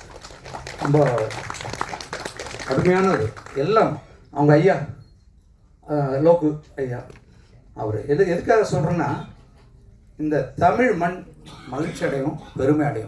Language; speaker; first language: Tamil; native; Tamil